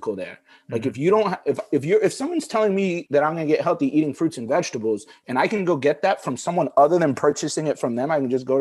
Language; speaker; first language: English; early bilingual, other home language; Arabic